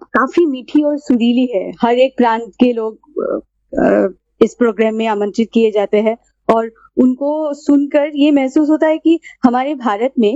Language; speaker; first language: Hindi; non-native, local second language; Assamese